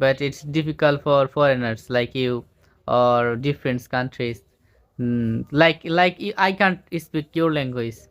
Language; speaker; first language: English; non-native, fluent; Bangla